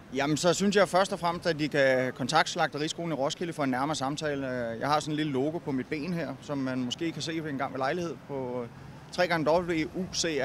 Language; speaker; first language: Danish; native; Danish